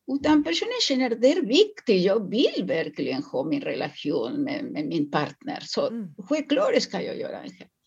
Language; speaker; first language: Swedish; non-native, fluent; Spanish